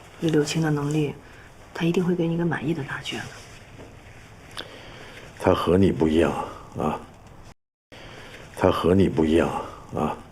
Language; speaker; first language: Chinese; non-native, fluent; Korean